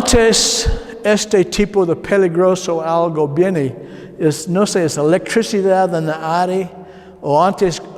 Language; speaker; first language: Spanish; non-native, learner; English